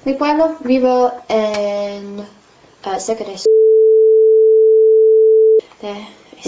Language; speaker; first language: Spanish; non-native, learner; English